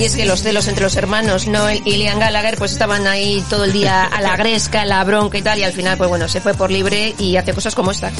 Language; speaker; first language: Spanish; native; Spanish